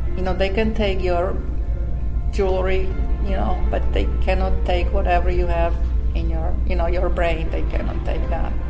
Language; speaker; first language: English; non-native, fluent; Slovak